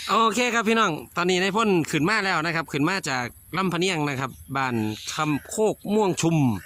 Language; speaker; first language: Thai; native; Thai